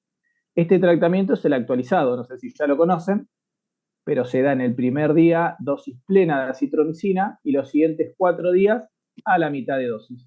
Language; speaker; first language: Spanish; native; Spanish